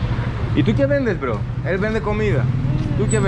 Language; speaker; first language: Spanish; non-native, learner; Greek